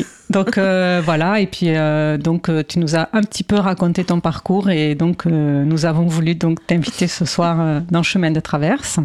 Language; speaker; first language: French; native; French